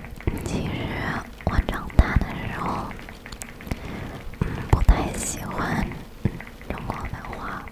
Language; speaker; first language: Chinese; early bilingual, heritage; English